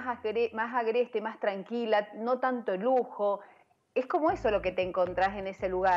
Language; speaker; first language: Spanish; native; Spanish